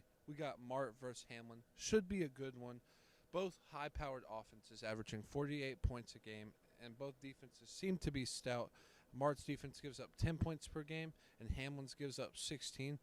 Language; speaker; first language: English; native; English